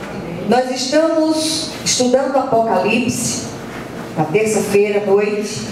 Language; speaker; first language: Portuguese; native; Portuguese